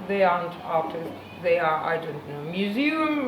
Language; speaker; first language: English; non-native, learner; Ukrainian